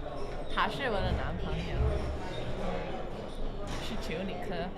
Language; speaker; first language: Chinese; non-native, learner; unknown